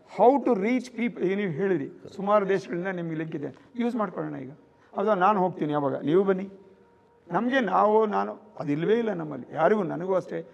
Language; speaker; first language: Kannada; native; Kannada